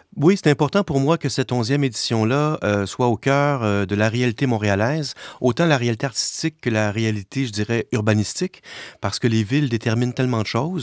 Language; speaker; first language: French; native; French